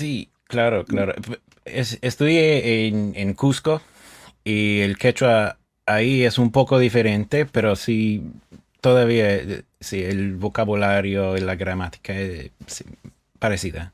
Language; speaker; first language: Spanish; non-native, fluent; English